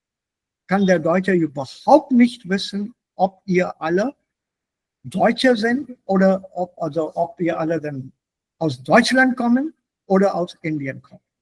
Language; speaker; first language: German; non-native, fluent; Hindi